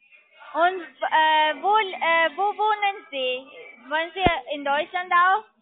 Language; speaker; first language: German; non-native, learner; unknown